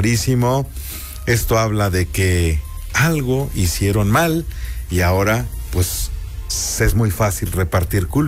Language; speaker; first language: Spanish; native; Spanish